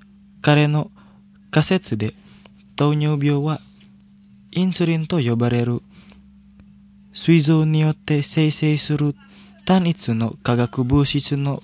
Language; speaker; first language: Japanese; non-native, fluent; Indonesian